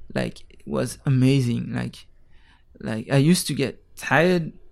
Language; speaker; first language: English; non-native, fluent; French